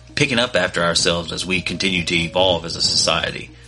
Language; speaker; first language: English; native; English